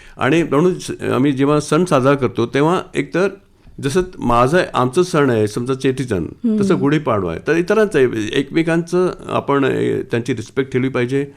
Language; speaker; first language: Marathi; non-native, local second language; Sindhi